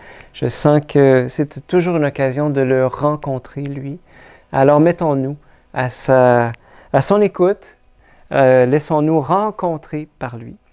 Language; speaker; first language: French; native; French